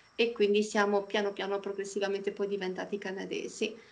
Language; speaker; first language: Italian; non-native, fluent; Polish